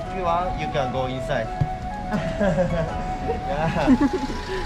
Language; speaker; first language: English; non-native, learner; Japanese